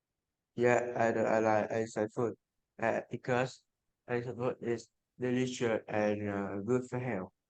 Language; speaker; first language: English; non-native, learner; Vietnamese